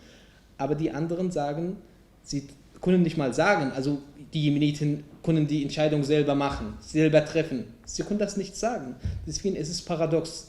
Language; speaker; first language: German; non-native, fluent; Arabic